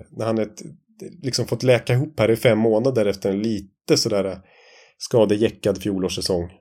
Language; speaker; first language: Swedish; native; Swedish